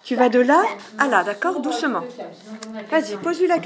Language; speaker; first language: French; native; French